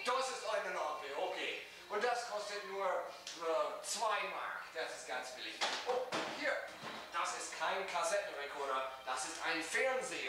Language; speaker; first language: German; non-native, learner; English